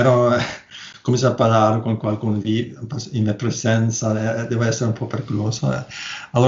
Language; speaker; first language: Italian; non-native, learner; Norwegian